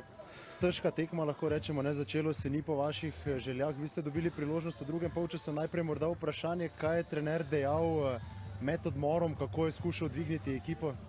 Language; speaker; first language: Slovenian; native; Slovenian